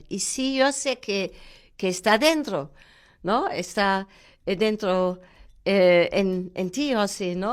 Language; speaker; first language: Spanish; non-native, fluent; German